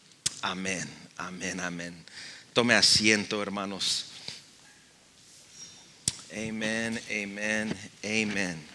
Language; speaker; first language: Spanish; early bilingual, heritage; Spanish